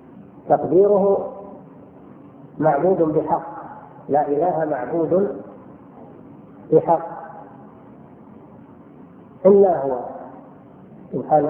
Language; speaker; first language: Arabic; native; Arabic